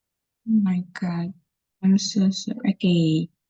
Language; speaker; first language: English; non-native, learner; Indonesian